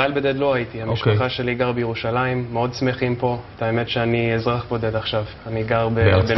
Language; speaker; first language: Hebrew; non-native, fluent; English